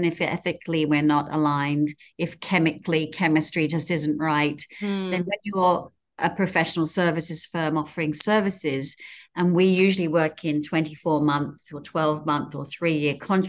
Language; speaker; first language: English; native; English